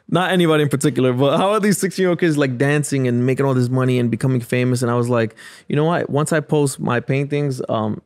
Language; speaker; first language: English; native; English